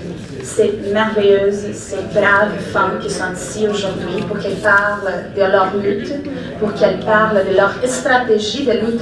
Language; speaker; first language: French; non-native, fluent; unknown